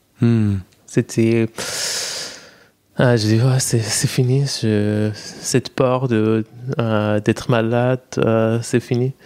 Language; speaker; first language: French; non-native, fluent; Persian